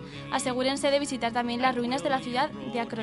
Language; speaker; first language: Spanish; native; Spanish